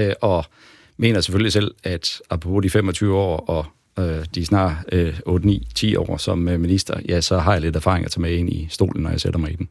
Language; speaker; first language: Danish; native; Danish